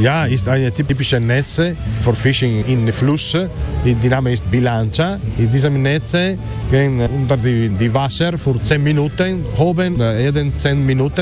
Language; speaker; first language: German; non-native, learner; Italian